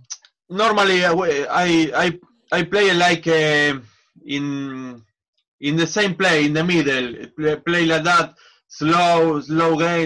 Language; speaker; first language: English; non-native, learner; Spanish